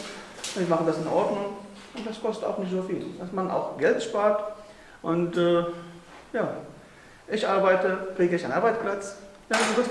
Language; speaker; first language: German; non-native, learner; Arabic